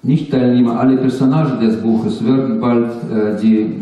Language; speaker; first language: German; non-native, learner; Russian